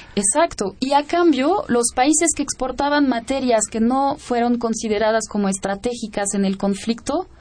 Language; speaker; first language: Spanish; non-native, fluent; French